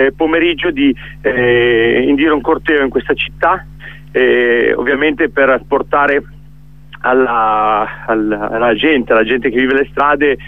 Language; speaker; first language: Italian; native; Italian